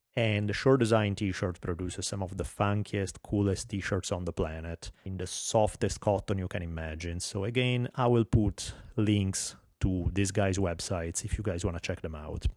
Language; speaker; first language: English; non-native, fluent; Italian